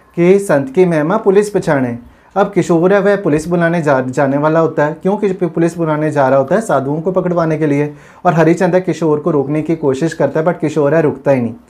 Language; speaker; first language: Hindi; non-native, local second language; Punjabi